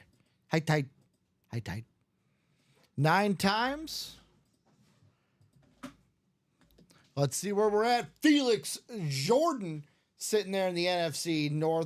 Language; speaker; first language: English; native; English